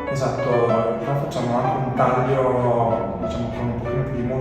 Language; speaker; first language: Italian; native; Italian